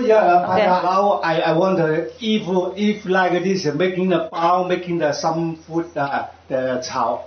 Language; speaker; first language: English; non-native, learner; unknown